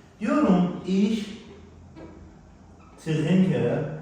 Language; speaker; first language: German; non-native, fluent; Turkish